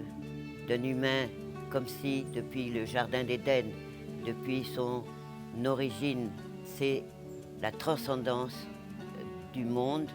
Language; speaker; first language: French; non-native, local second language; Morisyen